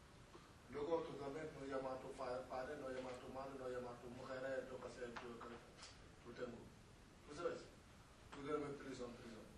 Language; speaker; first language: Spanish; non-native, learner; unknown